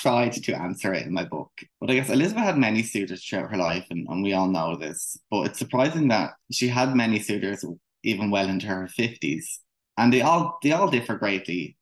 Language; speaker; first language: English; native; English